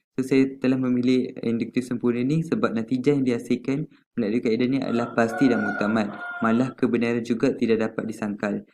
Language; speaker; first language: Malay; non-native, local second language; Tamil